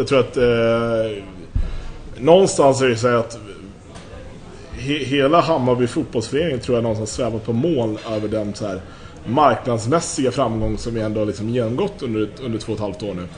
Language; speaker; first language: Swedish; native; Swedish